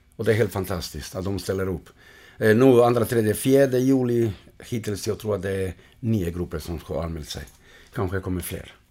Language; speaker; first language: Swedish; non-native, fluent; Croatian